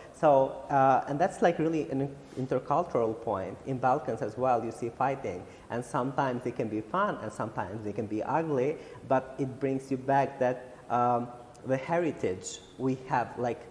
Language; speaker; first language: English; non-native, fluent; Albanian